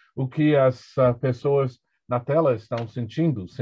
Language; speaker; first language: Portuguese; non-native, fluent; English